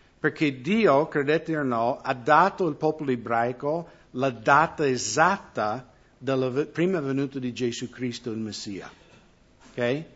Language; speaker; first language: Italian; non-native, fluent; English